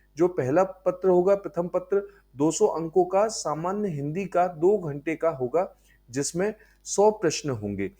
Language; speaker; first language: Hindi; native; Hindi